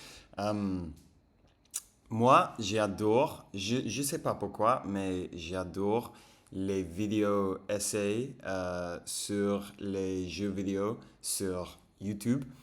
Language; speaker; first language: French; non-native, fluent; English